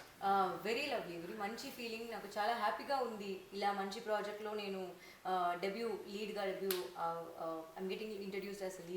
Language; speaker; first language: Telugu; non-native, learner; Tamil